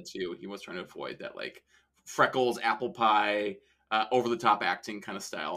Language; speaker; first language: English; native; English